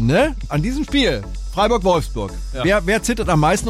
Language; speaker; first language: German; native; German